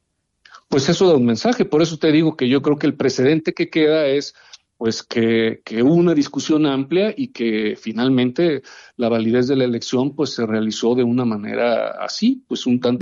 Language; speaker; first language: Spanish; native; Spanish